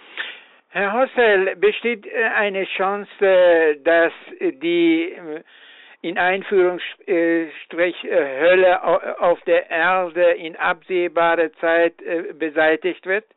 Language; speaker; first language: German; non-native, fluent; Persian